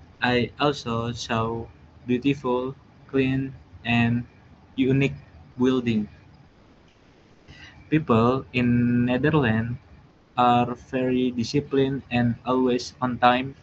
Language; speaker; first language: English; non-native, learner; Indonesian